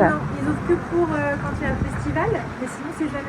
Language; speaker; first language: French; native; French